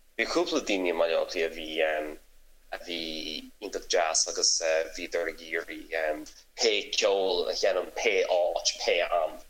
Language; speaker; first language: Irish; non-native, local second language; English